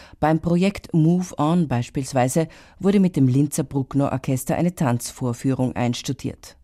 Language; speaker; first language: German; native; German